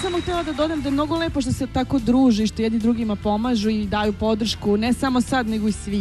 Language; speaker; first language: Bosnian; native; Bosnian